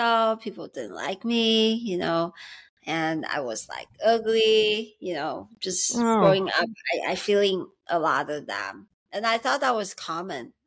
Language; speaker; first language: English; early bilingual, other home language; Chinese